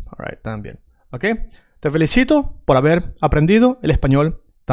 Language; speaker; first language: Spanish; native; Spanish